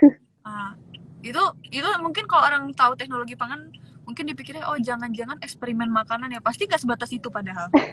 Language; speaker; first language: Indonesian; native; Indonesian